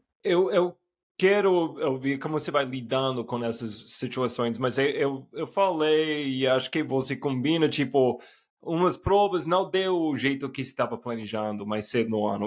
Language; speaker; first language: Portuguese; non-native, fluent; English